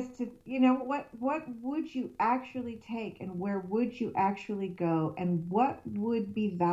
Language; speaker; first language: English; native; English